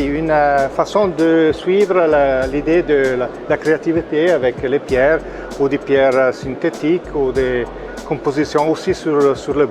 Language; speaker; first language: French; non-native, local second language; Italian